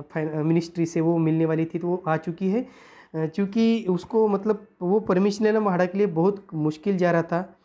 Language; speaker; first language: Hindi; non-native, local second language; Marathi